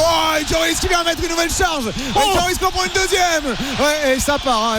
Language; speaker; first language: French; native; French